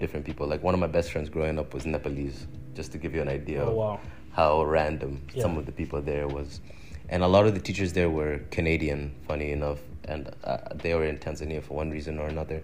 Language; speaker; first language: English; non-native, local second language; Swahili